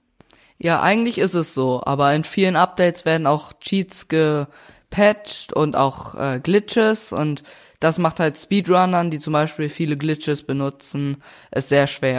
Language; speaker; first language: German; native; German